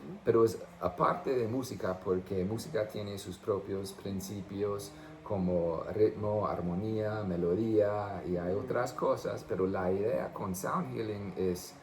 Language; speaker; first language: Spanish; non-native, fluent; English